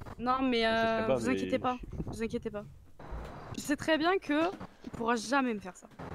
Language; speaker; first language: French; native; French